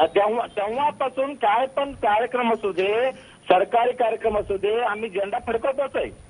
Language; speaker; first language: Marathi; non-native, local second language; Kannada